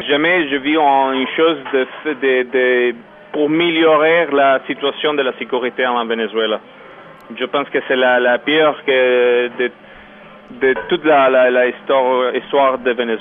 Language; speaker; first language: French; non-native, learner; Spanish